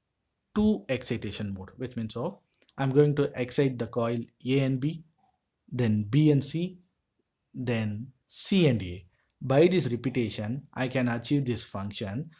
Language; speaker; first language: English; non-native, local second language; Tamil